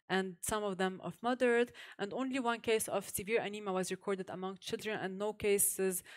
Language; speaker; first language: English; non-native, fluent; Arabic